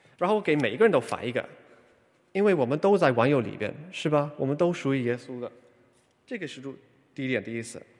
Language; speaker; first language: Chinese; non-native, fluent; English